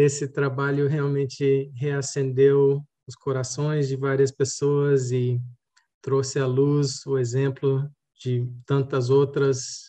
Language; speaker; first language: Portuguese; early bilingual, other home language; English